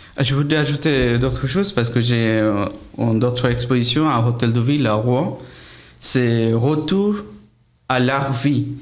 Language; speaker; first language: French; non-native, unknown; Bangla